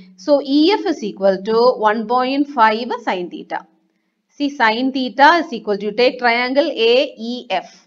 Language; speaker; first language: English; non-native, local second language; Malayalam